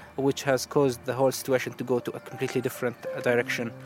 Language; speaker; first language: English; non-native, fluent; Arabic